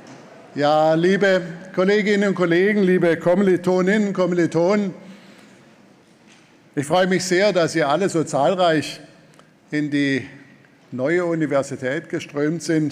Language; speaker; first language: German; native; German